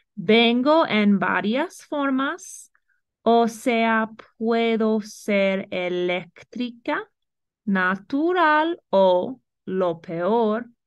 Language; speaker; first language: Spanish; non-native, fluent; English